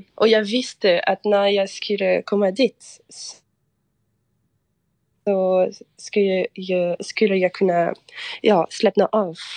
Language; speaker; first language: Swedish; non-native, fluent; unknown